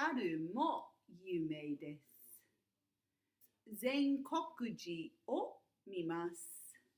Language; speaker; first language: Japanese; non-native, fluent; English